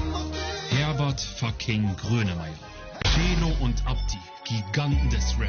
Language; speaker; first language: German; early bilingual, other home language; Kurdish